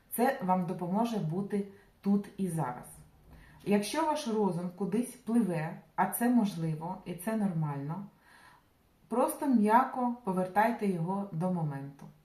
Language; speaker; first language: Ukrainian; non-native, local second language; Russian